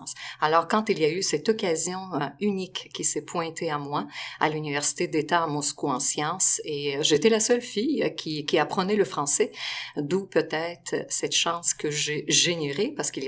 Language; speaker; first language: French; non-native, fluent; Russian